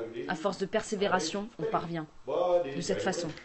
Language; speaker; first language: French; native; French